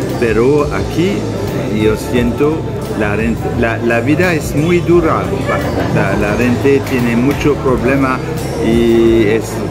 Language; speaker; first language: Spanish; non-native, learner; French